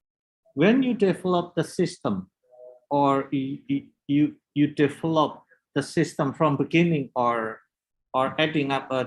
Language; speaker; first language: English; non-native, learner; Indonesian